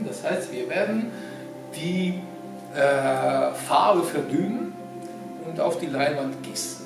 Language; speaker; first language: German; non-native, fluent; Georgian